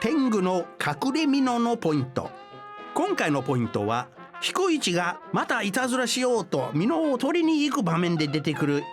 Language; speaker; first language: Japanese; non-native, fluent; English